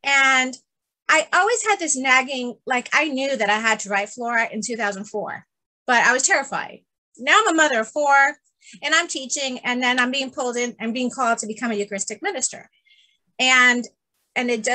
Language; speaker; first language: English; early bilingual, other home language; Spanish